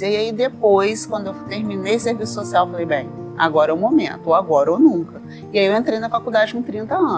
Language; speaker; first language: Portuguese; native; Portuguese